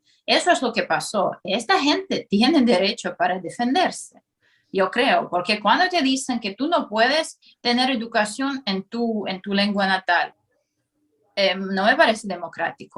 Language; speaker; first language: Spanish; non-native, fluent; Russian